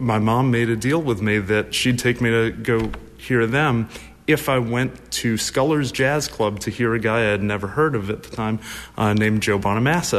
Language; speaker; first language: English; native; English